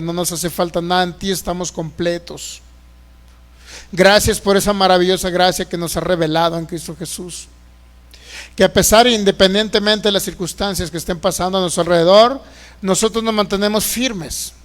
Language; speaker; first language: Spanish; native; Spanish